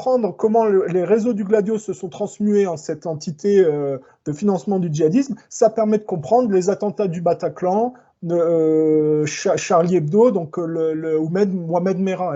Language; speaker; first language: French; native; French